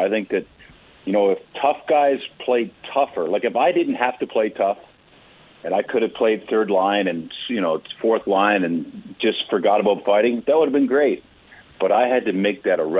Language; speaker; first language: English; native; English